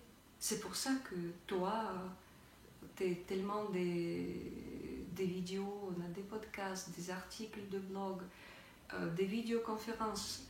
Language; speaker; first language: French; non-native, fluent; Russian